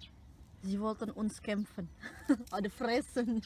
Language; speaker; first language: German; non-native, learner; Indonesian